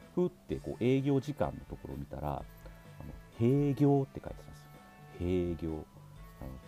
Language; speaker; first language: Japanese; native; Japanese